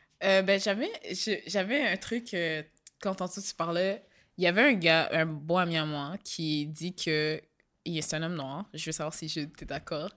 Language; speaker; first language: French; native; French